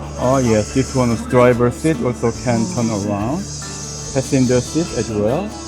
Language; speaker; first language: English; non-native, learner; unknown